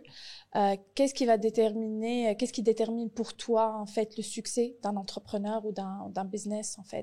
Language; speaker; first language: French; native; French